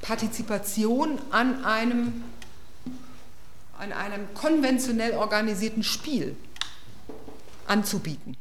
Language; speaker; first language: German; native; German